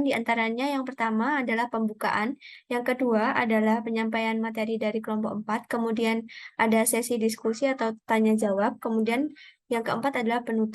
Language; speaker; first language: Indonesian; native; Indonesian